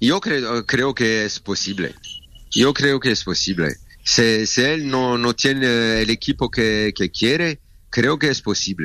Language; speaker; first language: Spanish; non-native, learner; French